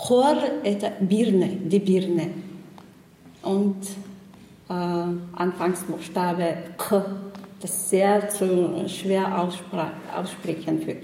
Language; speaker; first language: German; non-native, learner; Chechen